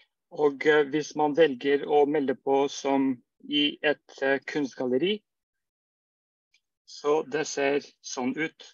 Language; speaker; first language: Norwegian; non-native, fluent; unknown